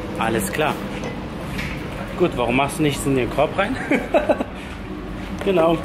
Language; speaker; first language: German; native; German